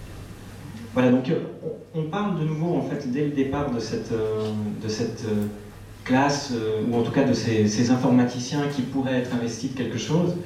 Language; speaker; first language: French; native; French